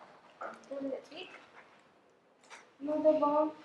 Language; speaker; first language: French; non-native, fluent; Spanish